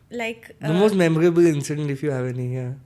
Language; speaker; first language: English; non-native, local second language; Hindi